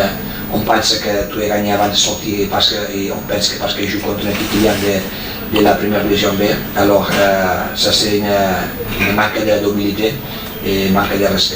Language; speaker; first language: French; non-native, fluent; Spanish